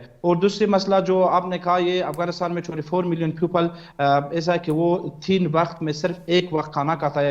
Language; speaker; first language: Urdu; non-native, fluent; Persian